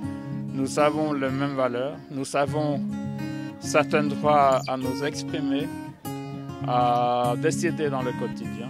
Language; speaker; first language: French; non-native, fluent; Norwegian